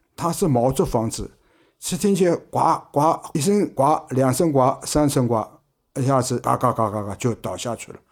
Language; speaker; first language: Chinese; native; Chinese